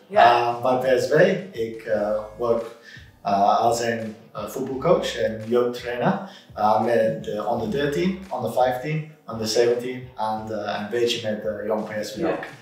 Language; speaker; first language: Dutch; non-native, learner; English